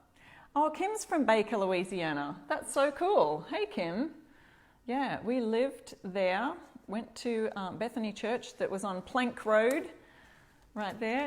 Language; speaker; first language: English; native; English